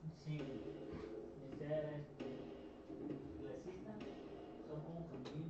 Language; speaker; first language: Spanish; native; Spanish